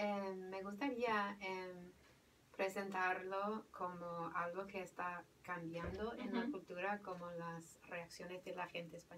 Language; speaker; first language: Spanish; non-native, fluent; English